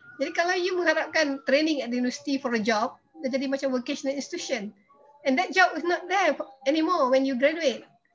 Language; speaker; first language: English; non-native, local second language; Malay